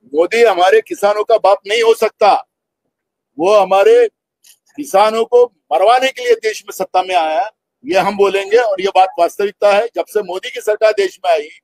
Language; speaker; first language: Hindi; non-native, local second language; Marathi